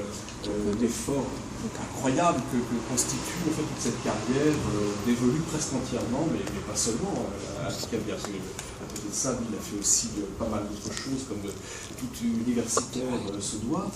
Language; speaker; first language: French; native; French